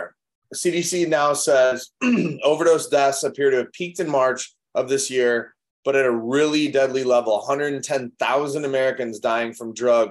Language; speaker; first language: English; native; English